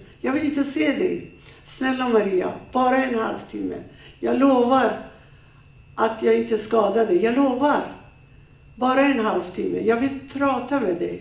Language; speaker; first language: Swedish; non-native, fluent; Persian